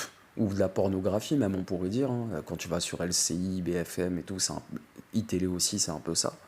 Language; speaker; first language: French; native; French